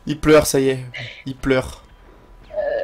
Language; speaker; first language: French; native; French